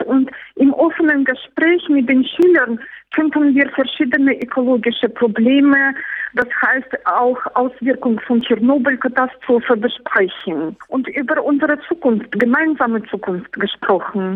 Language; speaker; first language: German; non-native, fluent; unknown